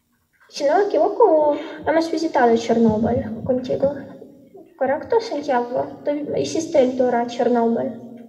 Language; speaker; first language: Spanish; non-native, fluent; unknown